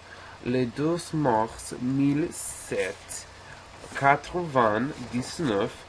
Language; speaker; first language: French; non-native, learner; English